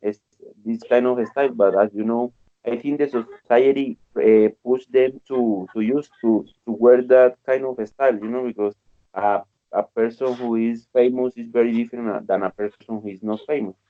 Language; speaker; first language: English; non-native, learner; Spanish